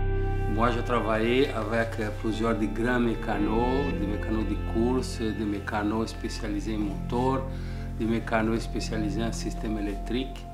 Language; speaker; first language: French; non-native, fluent; Portuguese